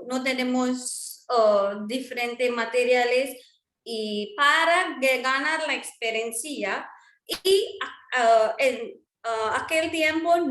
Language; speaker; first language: Spanish; non-native, fluent; Marwari